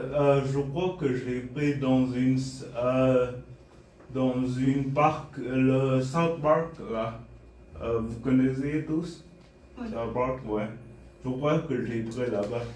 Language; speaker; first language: French; non-native, fluent; Bulgarian